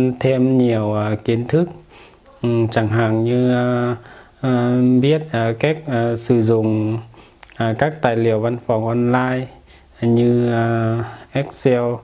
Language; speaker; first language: Vietnamese; non-native, fluent; Lao